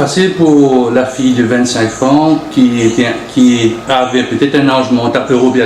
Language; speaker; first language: French; non-native, local second language; Morisyen